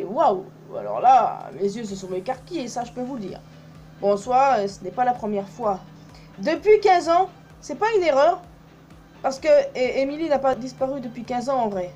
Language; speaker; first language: French; native; French